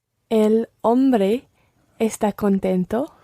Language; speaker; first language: Spanish; non-native, learner; English